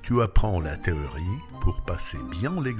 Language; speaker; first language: French; non-native, fluent; Russian